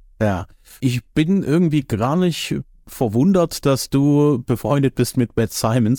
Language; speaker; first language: German; native; German